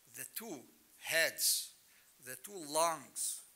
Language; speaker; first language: English; non-native, fluent; Greek